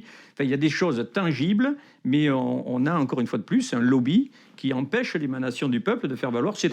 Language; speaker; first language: French; native; French